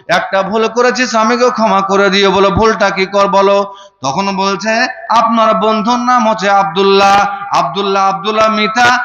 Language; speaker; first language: Bangla; non-native, fluent; Urdu